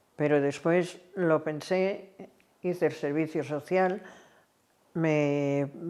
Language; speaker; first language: Spanish; native; Spanish